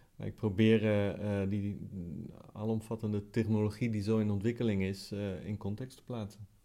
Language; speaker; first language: Dutch; non-native, fluent; Italian